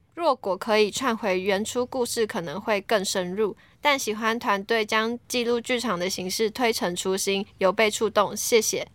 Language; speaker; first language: Chinese; native; Chinese